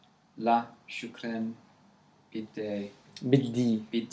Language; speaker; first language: Arabic; non-native, learner; English